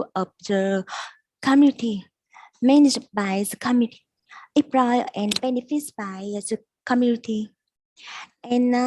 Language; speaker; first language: English; non-native, learner; Vietnamese